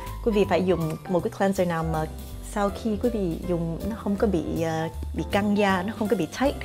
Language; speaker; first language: Vietnamese; early bilingual, heritage; Vietnamese